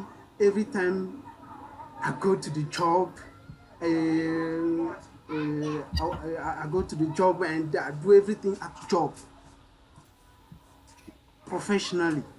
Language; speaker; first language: English; non-native, learner; French